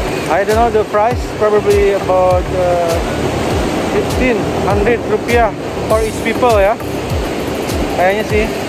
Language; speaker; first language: English; non-native, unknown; Indonesian